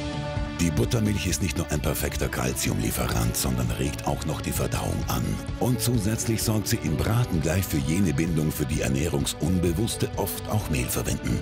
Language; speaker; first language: German; native; German